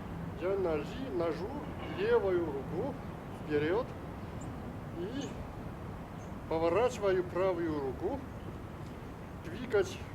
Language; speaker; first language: Russian; non-native, learner; Chinese